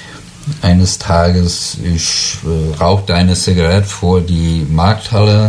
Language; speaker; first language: German; non-native, learner; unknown